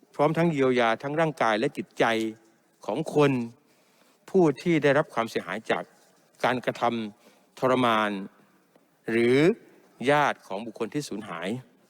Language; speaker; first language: Thai; non-native, local second language; Pattani Malay